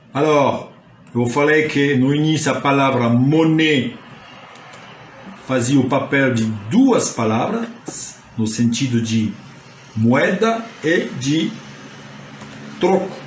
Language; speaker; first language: Portuguese; non-native, fluent; French